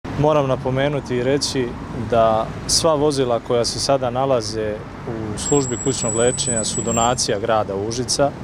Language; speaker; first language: Serbian; native; Serbian